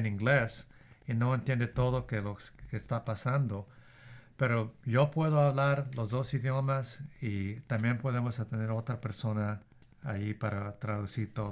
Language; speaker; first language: Spanish; early bilingual, heritage; Spanish